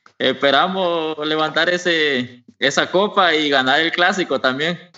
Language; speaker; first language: Spanish; native; Spanish